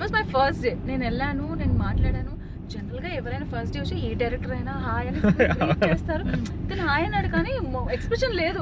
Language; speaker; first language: Telugu; native; Telugu